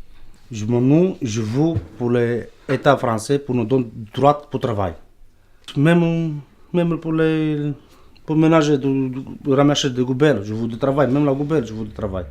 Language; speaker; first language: French; non-native, learner; Romanian